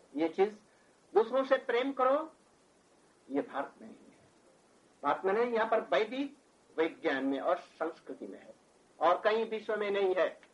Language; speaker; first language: Hindi; native; Hindi